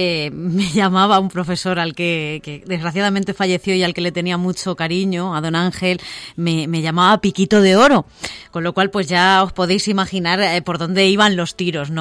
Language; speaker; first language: Spanish; native; Spanish